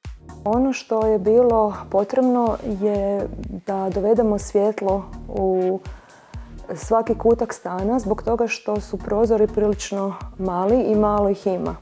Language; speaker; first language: Croatian; native; Croatian